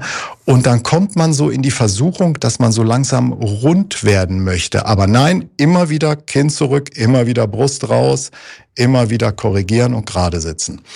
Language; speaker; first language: German; native; German